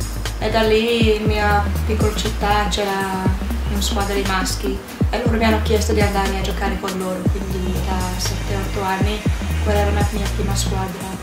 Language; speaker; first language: Italian; non-native, learner; English